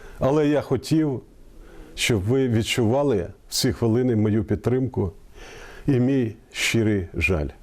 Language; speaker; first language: Ukrainian; non-native, local second language; Russian